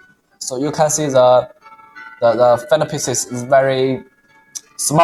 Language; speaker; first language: English; non-native, learner; Chinese